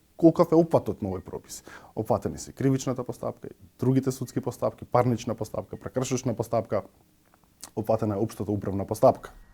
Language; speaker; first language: Macedonian; non-native, local second language; Albanian